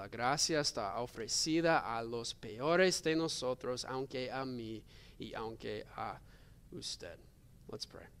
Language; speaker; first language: Spanish; non-native, learner; English